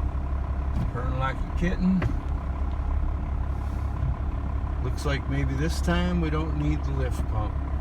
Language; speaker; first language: English; native; English